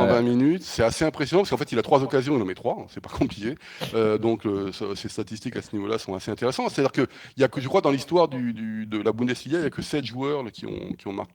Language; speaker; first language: French; native; French